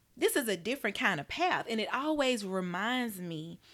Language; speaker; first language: English; native; English